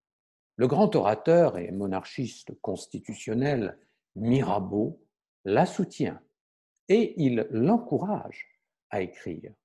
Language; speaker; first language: French; native; French